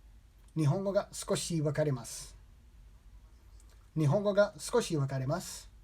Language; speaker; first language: Japanese; non-native, learner; English